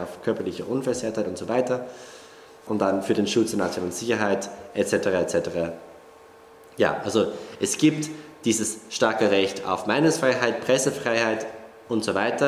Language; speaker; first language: German; non-native, fluent; English